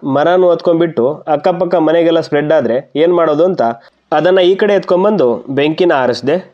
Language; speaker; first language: Kannada; non-native, local second language; Lambadi